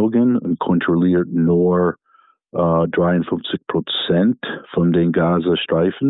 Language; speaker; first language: German; non-native, fluent; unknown